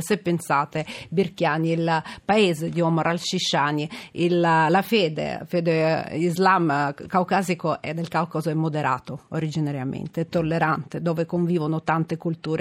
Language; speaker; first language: Italian; non-native, fluent; Georgian